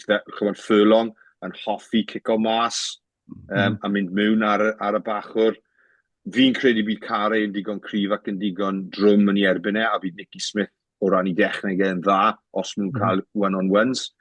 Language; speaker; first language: Welsh; native; Welsh